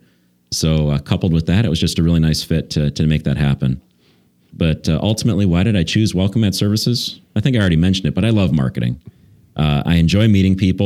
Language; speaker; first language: English; native; English